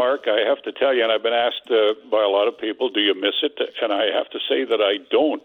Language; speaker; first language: English; native; English